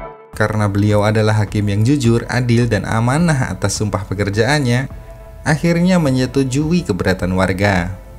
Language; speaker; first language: Indonesian; native; Indonesian